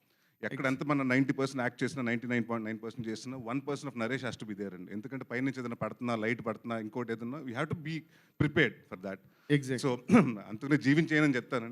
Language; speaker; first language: Telugu; native; Telugu